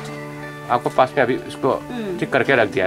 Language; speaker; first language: Hindi; non-native, local second language; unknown